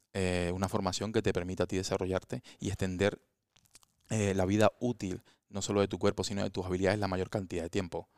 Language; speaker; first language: Spanish; native; Spanish